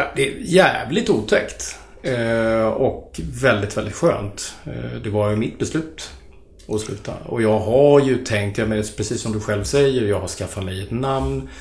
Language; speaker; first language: Swedish; native; Swedish